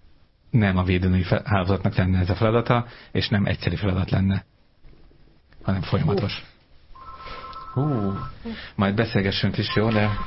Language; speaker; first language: Hungarian; native; Hungarian